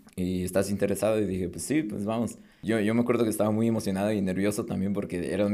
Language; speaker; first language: Spanish; early bilingual, heritage; Spanish